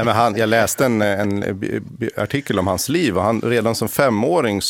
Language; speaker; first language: Swedish; native; Swedish